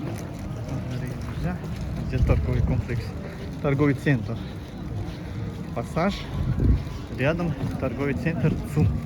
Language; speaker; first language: Russian; early bilingual, other home language; Tajik